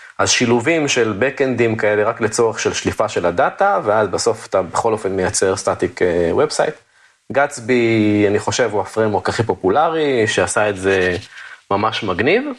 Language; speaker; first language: Hebrew; native; Hebrew